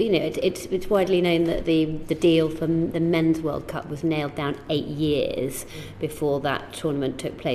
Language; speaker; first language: English; native; English